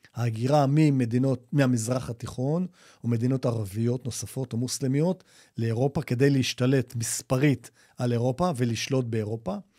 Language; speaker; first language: Hebrew; native; Hebrew